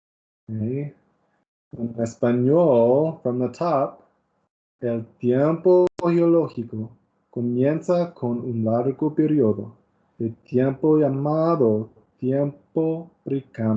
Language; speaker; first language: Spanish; non-native, learner; English